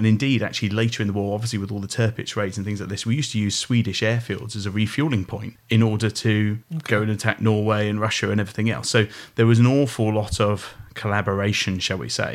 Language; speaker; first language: English; native; English